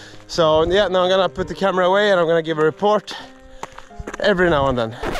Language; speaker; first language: English; non-native, fluent; Swedish